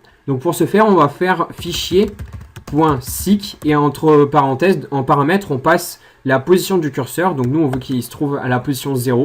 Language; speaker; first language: French; native; French